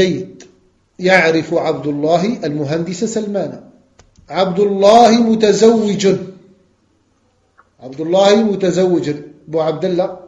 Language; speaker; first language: Arabic; non-native, fluent; French